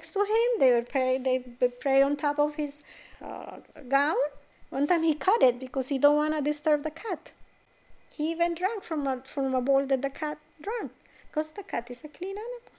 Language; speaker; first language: English; non-native, fluent; Spanish